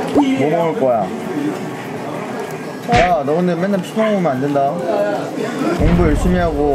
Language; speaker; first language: Korean; native; Korean